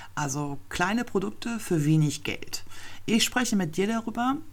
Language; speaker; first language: German; native; German